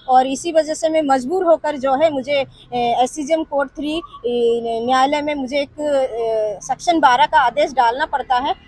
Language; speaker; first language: Hindi; non-native, local second language; Odia